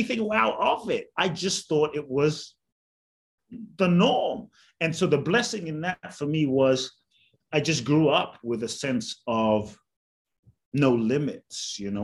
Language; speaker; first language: English; native; English